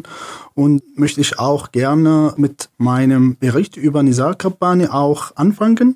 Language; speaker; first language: German; non-native, fluent; Arabic